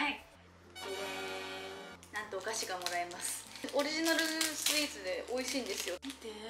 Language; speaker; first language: Japanese; native; Japanese